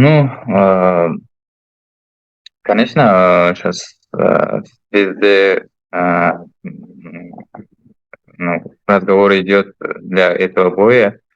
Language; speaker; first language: Russian; non-native, fluent; Uzbek